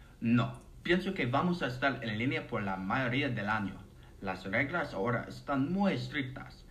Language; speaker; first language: Spanish; non-native, learner; English